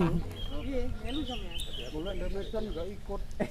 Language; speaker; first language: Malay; non-native, local second language; Javanese